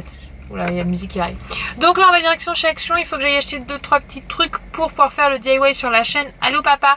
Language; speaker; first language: French; native; French